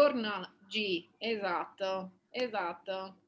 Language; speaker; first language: Italian; non-native, fluent; English